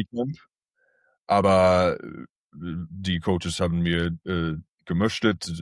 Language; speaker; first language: German; early bilingual, heritage; English